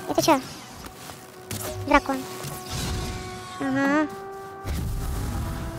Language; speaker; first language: Russian; native; Russian